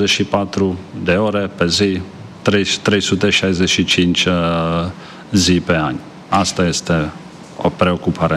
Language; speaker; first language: Romanian; non-native, fluent; Czech